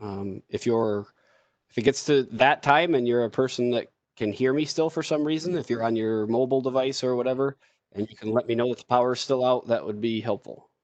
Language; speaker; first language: English; native; English